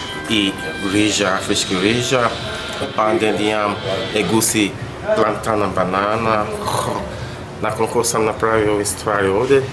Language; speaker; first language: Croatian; non-native, learner; Yoruba